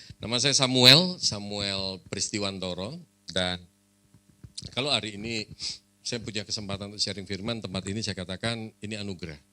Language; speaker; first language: Indonesian; native; Indonesian